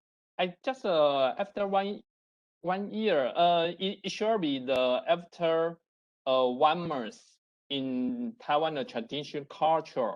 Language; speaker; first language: English; non-native, learner; Chinese